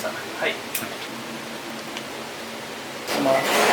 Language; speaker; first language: Japanese; native; Japanese